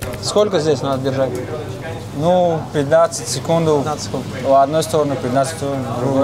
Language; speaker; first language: Russian; non-native, learner; Tajik